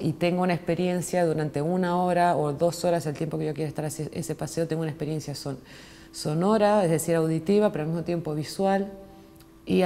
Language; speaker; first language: Spanish; native; Spanish